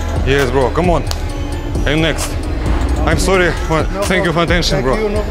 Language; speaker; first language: English; non-native, learner; Russian